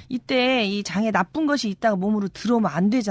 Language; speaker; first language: Korean; native; Korean